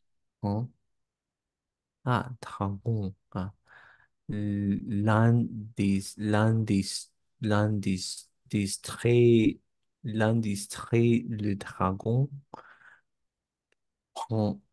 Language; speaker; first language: French; non-native, learner; English